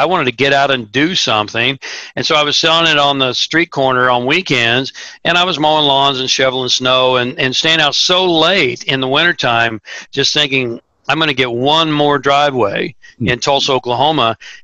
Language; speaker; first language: English; native; English